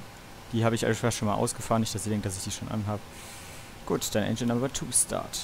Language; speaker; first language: German; native; German